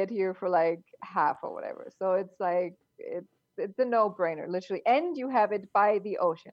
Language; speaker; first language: English; non-native, fluent; German